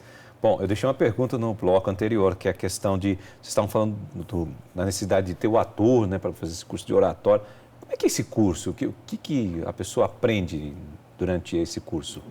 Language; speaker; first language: Portuguese; native; Portuguese